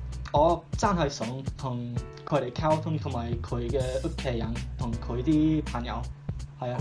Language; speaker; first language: Cantonese; non-native, learner; English